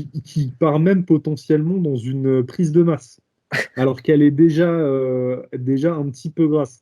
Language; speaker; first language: French; native; French